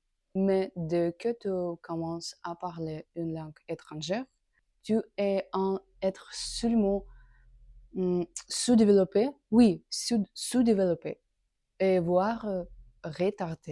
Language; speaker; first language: French; non-native, learner; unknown